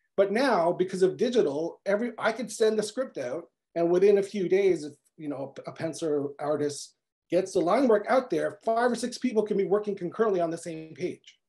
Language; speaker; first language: English; native; English